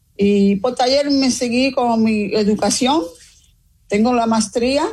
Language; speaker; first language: Spanish; early bilingual, other home language; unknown